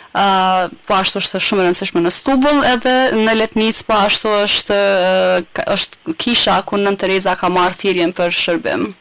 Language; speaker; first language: Albanian; native; Albanian